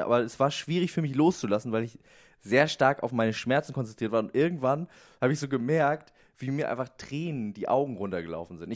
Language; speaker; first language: German; native; German